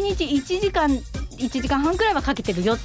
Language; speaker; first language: Japanese; native; Japanese